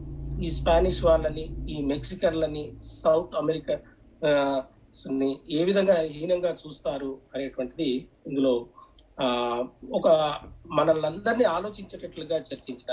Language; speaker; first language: Telugu; native; Telugu